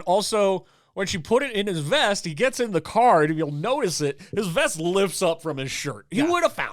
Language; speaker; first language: English; native; English